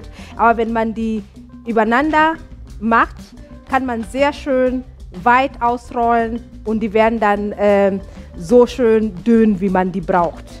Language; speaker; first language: German; non-native, fluent; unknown